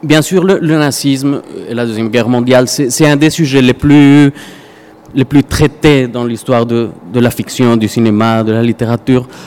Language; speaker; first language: French; non-native, fluent; Spanish